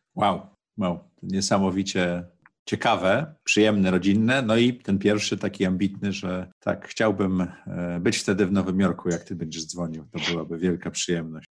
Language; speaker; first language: Polish; native; Polish